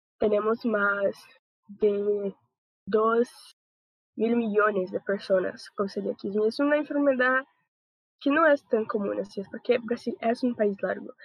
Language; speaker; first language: Spanish; non-native, learner; Portuguese